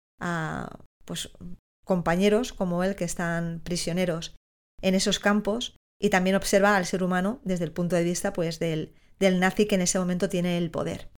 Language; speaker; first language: Spanish; native; Spanish